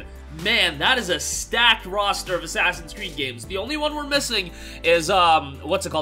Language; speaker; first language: English; native; English